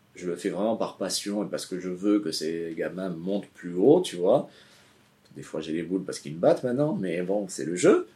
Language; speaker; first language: French; native; French